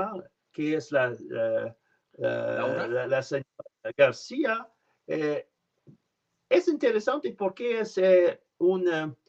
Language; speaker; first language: Spanish; non-native, learner; French